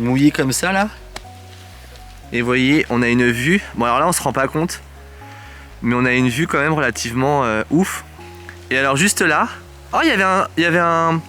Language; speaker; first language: French; native; French